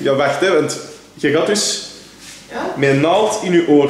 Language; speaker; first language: Dutch; native; Dutch